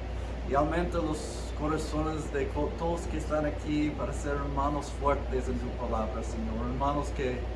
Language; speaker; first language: Spanish; early bilingual, heritage; Spanish